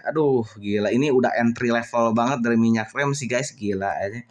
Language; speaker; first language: Indonesian; native; Indonesian